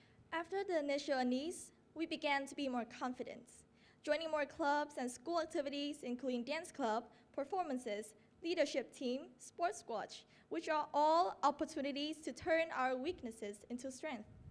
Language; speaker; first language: English; non-native, fluent; Vietnamese